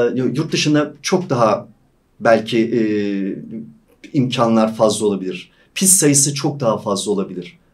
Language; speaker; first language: Turkish; native; Turkish